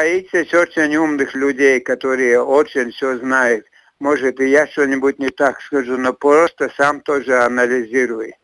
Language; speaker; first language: Russian; non-native, fluent; Latvian